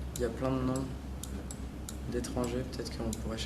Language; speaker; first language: French; native; French